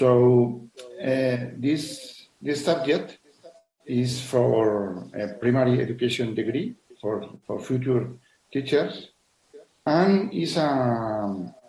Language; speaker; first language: English; non-native, learner; Spanish